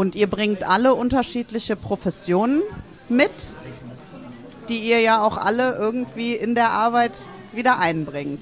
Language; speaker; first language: German; native; German